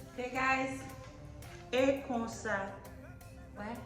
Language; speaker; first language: French; non-native, learner; Haitian Creole